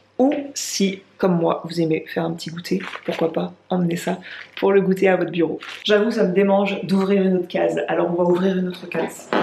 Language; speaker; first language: French; native; French